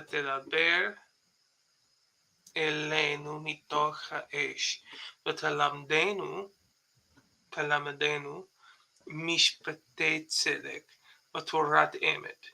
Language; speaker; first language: Hebrew; non-native, fluent; English